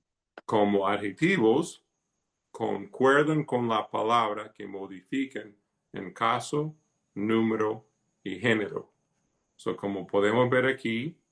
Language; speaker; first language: Spanish; early bilingual, heritage; Spanish